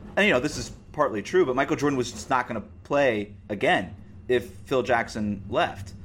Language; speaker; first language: English; native; English